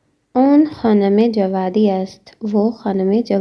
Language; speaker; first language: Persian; non-native, fluent; Urdu